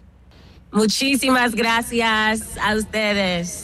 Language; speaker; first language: Spanish; non-native, learner; English